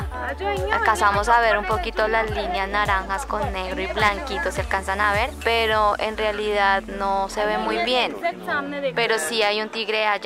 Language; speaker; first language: Spanish; native; Spanish